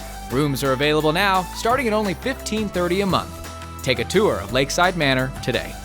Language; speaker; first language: English; native; English